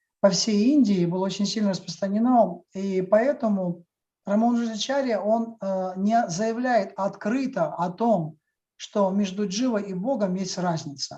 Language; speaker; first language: Russian; native; Russian